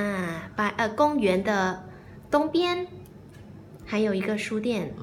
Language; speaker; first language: Chinese; non-native, learner; Thai